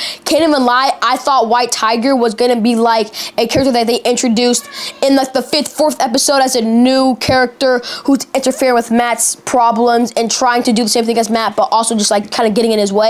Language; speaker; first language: English; native; English